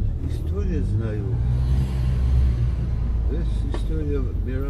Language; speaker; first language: Russian; non-native, local second language; Armenian